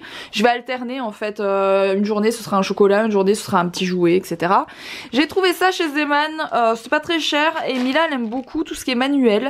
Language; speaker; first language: French; native; French